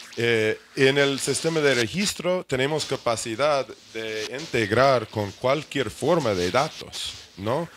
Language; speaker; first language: Spanish; non-native, fluent; English